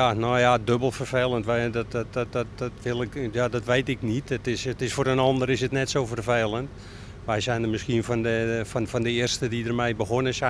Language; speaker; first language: Dutch; native; Dutch